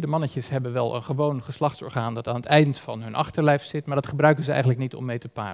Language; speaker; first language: Dutch; native; Dutch